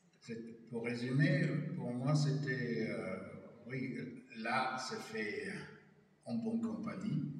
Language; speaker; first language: French; non-native, fluent; German